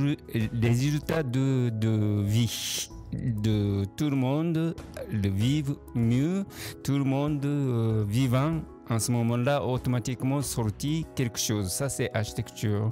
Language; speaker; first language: French; non-native, learner; Japanese